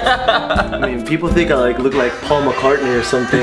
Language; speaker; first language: English; early bilingual, other home language; Spanish